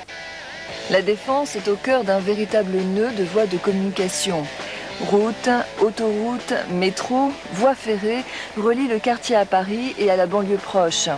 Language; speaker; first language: French; native; French